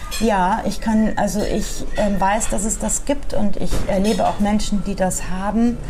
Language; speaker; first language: German; native; German